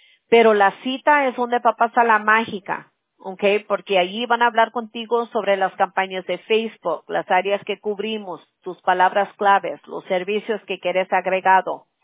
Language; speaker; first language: Spanish; early bilingual, heritage; Spanish